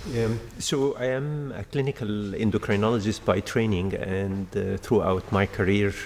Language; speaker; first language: English; non-native, fluent; Arabic